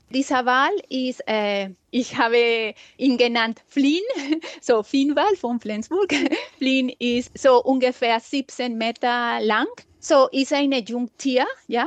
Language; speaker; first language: German; non-native, learner; Spanish